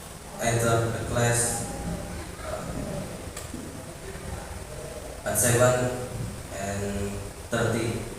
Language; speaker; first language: English; non-native, learner; Indonesian